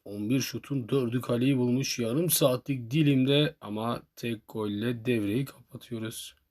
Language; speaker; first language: Turkish; native; Turkish